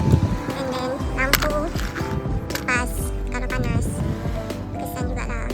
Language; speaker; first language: Malay; native; Malay